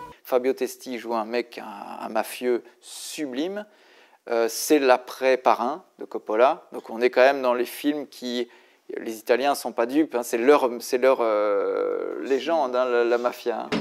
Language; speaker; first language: French; native; French